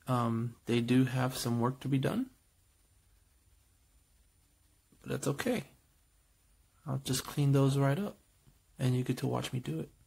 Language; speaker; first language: English; native; English